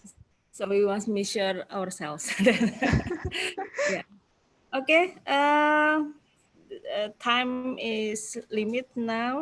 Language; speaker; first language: English; non-native, fluent; Indonesian